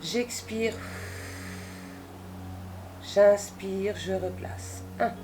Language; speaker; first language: French; native; French